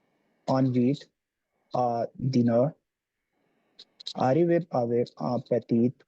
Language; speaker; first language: French; non-native, learner; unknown